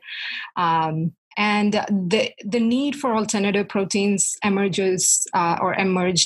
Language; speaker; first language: English; non-native, local second language; Tamil